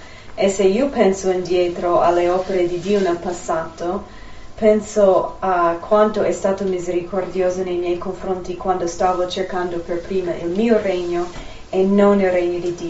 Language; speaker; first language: Italian; non-native, fluent; English